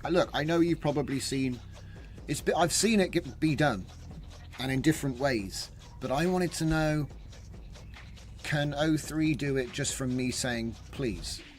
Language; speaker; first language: English; native; English